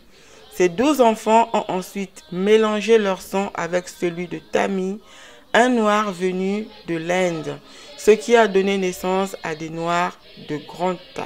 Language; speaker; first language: French; non-native, local second language; Kongo